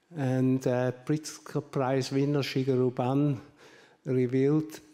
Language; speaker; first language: English; non-native, learner; German